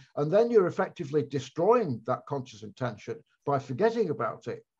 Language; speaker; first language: English; native; English